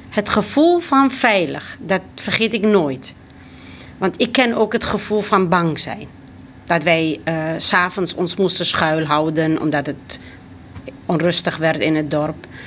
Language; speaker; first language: Dutch; early bilingual, other home language; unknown